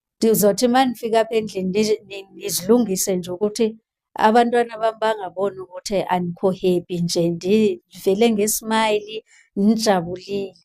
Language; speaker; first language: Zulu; non-native, local second language; Xhosa